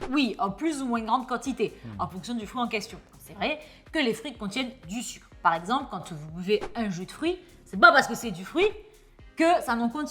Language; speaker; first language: French; native; French